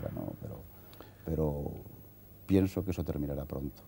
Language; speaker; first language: Spanish; native; Spanish